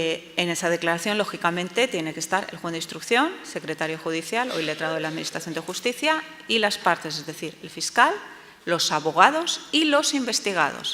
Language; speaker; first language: Spanish; native; Spanish